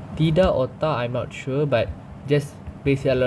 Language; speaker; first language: English; non-native, local second language; Malay